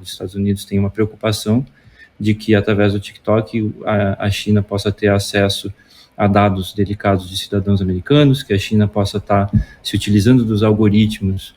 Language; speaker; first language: Portuguese; native; Portuguese